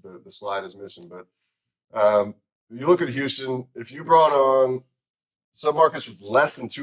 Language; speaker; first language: English; native; English